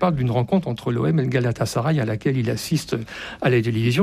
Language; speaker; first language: French; native; French